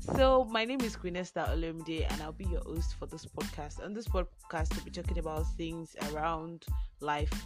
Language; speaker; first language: English; non-native, local second language; Yoruba